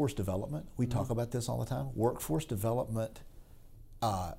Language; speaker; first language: English; native; English